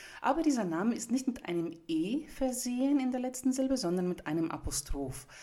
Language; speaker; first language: German; early bilingual, other home language; Greek